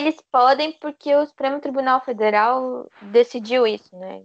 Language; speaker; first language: Portuguese; native; Portuguese